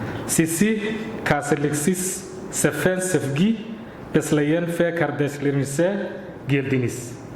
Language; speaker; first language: Turkish; non-native, fluent; Somali